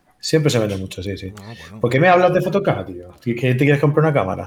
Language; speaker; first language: Spanish; native; Spanish